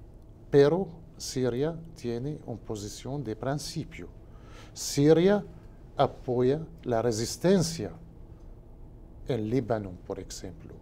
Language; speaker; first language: Portuguese; non-native, learner; Spanish